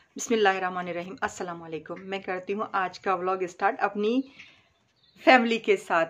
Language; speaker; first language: Urdu; non-native, local second language; Baluchi